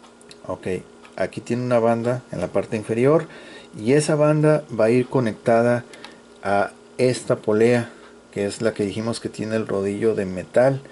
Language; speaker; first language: Spanish; native; Spanish